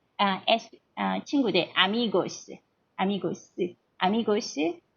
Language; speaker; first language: Portuguese; non-native, learner; Korean